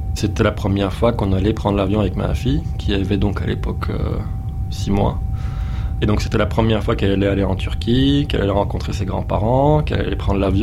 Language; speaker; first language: French; non-native, fluent; Turkish